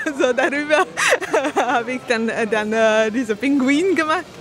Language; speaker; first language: German; non-native, learner; Slovak